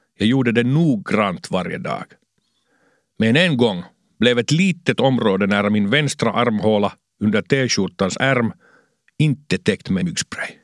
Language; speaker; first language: Swedish; non-native, local second language; Finnish